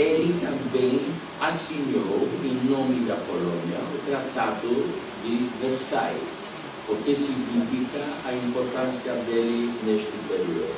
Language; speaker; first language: Portuguese; non-native, fluent; Polish